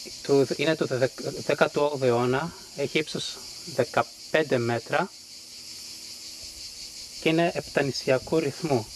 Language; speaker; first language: Greek; native; Greek